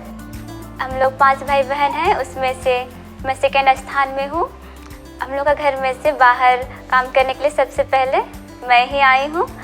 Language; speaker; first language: Hindi; non-native, local second language; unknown